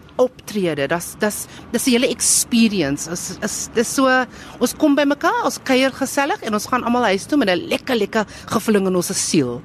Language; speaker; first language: Afrikaans; non-native, local second language; English